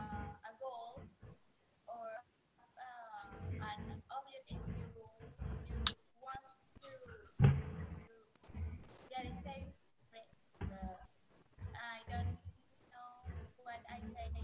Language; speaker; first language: English; non-native, learner; Spanish